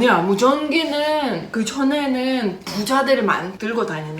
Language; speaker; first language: Korean; non-native, fluent; Russian